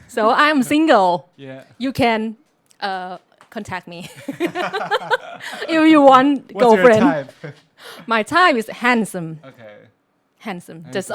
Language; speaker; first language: English; non-native, learner; Thai